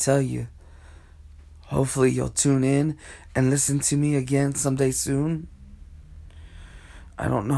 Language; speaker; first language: English; native; English